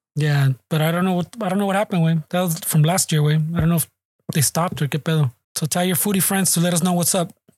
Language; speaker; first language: English; early bilingual, other home language; Spanish